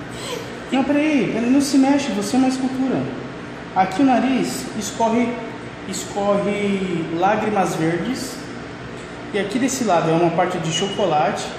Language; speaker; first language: Portuguese; native; Portuguese